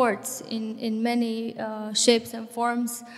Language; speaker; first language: English; non-native, fluent; Romanian